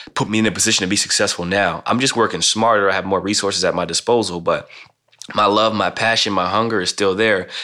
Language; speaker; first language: English; native; English